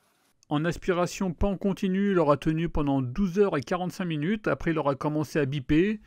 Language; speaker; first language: French; native; French